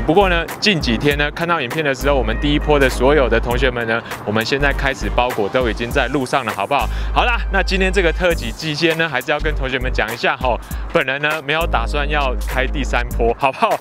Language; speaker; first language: Chinese; native; Chinese